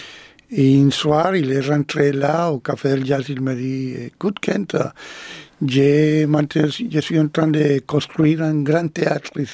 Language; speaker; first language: French; non-native, fluent; Spanish